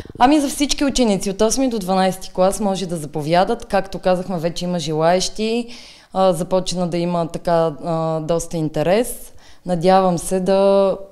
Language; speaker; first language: Bulgarian; native; Bulgarian